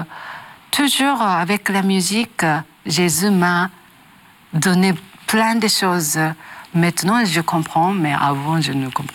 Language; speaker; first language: French; non-native, learner; Japanese